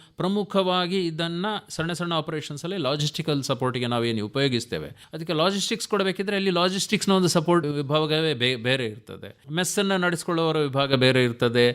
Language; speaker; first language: Kannada; non-native, local second language; Tulu